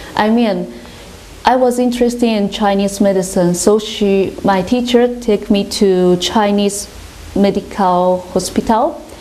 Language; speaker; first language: English; non-native, learner; Japanese